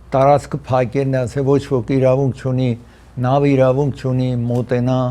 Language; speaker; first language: Armenian; early bilingual, heritage; Armenian